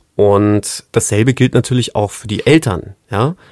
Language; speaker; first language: German; non-native, fluent; English